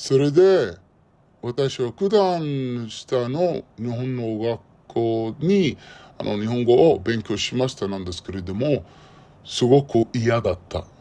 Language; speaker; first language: Japanese; non-native, learner; Arabic